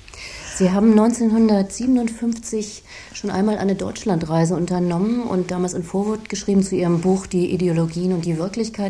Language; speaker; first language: German; native; German